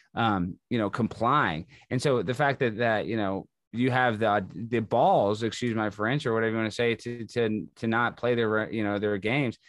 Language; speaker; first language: English; native; English